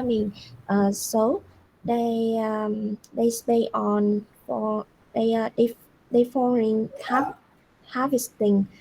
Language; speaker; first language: English; non-native, learner; Vietnamese